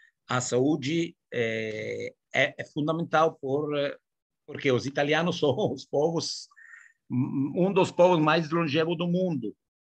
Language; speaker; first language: Portuguese; non-native, fluent; Italian